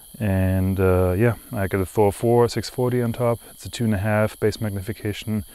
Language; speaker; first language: English; native; English